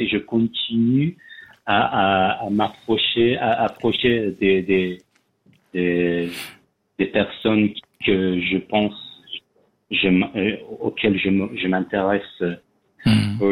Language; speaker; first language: French; non-native, learner; Persian